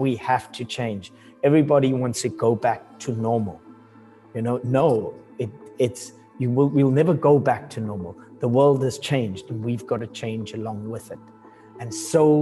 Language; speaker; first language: English; non-native, local second language; Zulu